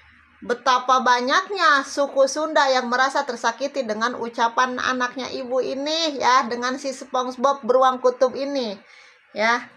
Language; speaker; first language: Indonesian; native; Indonesian